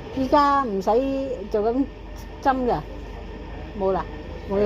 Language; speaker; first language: Cantonese; non-native, fluent; Punjabi